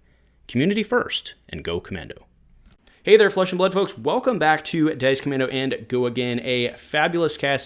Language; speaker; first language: English; native; English